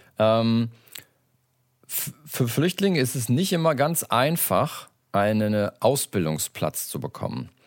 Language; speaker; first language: German; native; German